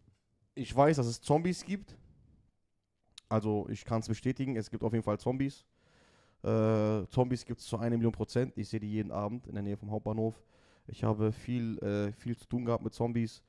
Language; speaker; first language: German; native; German